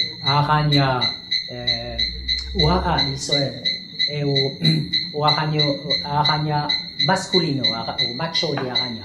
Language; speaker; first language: Portuguese; non-native, learner; French